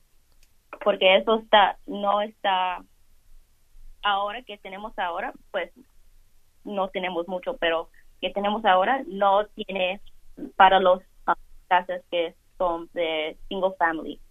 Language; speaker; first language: Spanish; early bilingual, heritage; Spanish